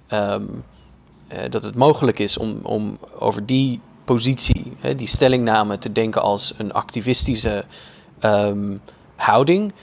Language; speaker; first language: Dutch; native; Dutch